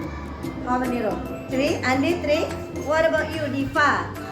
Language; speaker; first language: English; non-native, learner; Indonesian